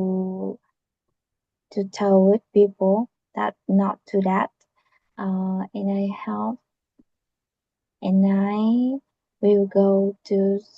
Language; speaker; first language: English; non-native, learner; Vietnamese